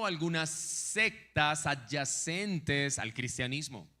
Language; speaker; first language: Spanish; native; Spanish